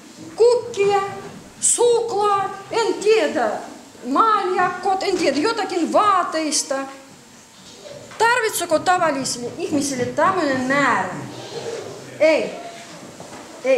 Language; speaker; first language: Finnish; non-native, learner; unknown